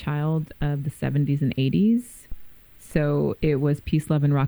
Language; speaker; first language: English; native; English